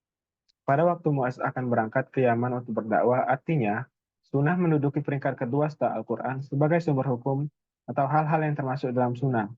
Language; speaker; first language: Indonesian; native; Indonesian